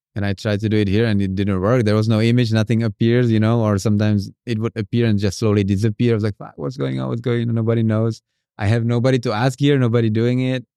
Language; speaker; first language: English; non-native, fluent; Czech